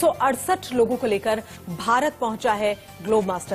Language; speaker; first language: Hindi; native; Hindi